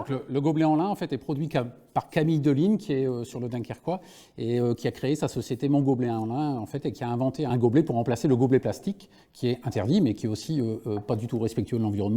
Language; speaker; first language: French; native; French